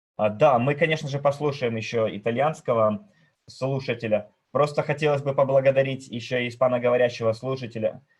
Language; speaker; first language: Russian; native; Russian